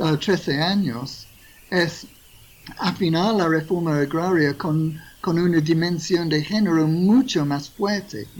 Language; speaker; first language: Spanish; non-native, fluent; English